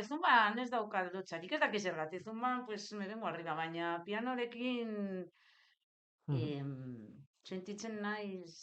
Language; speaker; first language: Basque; non-native, local second language; Spanish